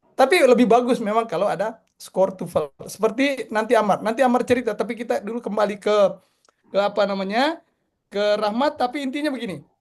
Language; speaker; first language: Indonesian; non-native, local second language; Buginese